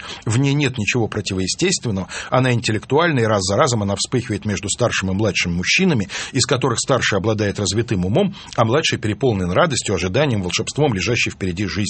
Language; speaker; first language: Russian; native; Russian